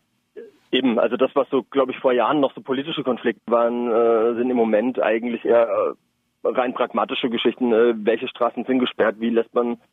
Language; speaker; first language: German; native; German